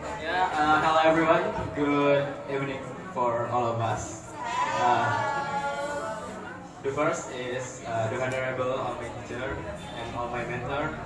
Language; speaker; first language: English; non-native, learner; Indonesian